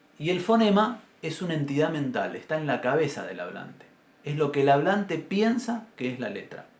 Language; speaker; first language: Spanish; native; Spanish